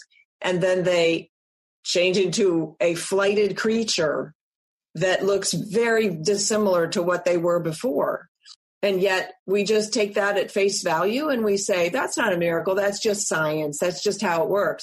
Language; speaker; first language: English; native; English